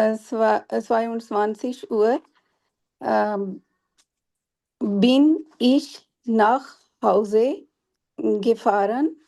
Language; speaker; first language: German; non-native, learner; Urdu